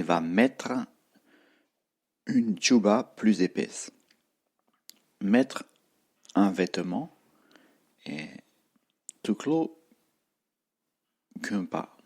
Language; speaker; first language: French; non-native, fluent; Tibetan